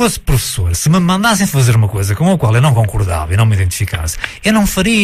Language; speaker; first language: Portuguese; native; Portuguese